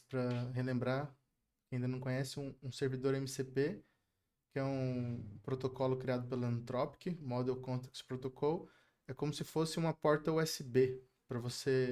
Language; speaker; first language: Portuguese; native; Portuguese